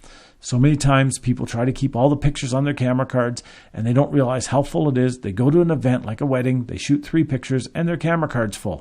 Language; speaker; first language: English; native; English